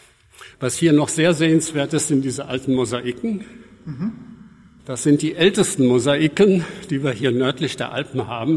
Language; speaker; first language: German; native; German